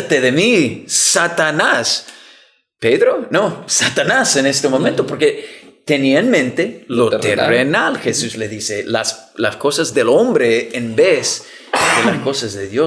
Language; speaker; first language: Spanish; non-native, fluent; English